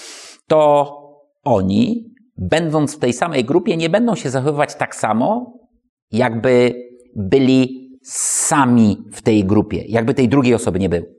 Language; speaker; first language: Polish; native; Polish